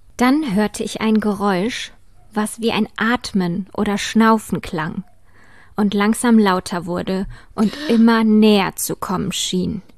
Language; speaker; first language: German; native; German